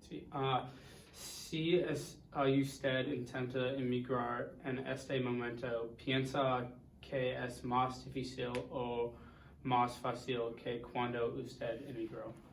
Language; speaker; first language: Spanish; non-native, learner; English